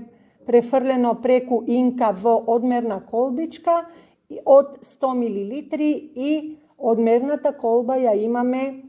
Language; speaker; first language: Macedonian; native; Macedonian